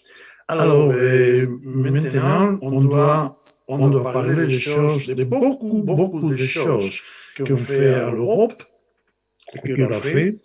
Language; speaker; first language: French; non-native, learner; Spanish